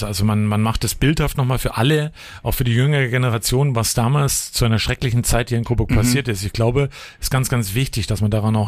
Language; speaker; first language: German; native; German